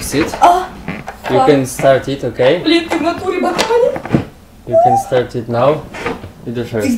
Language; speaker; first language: English; non-native, learner; Bulgarian